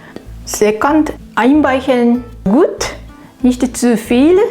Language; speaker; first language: German; non-native, learner; Japanese